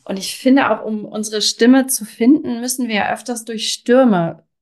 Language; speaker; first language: German; native; German